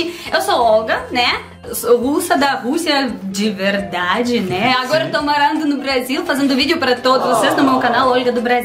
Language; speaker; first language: Portuguese; non-native, learner; Russian